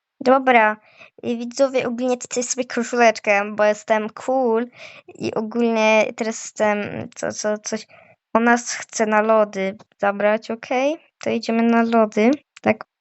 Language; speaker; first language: Polish; native; Polish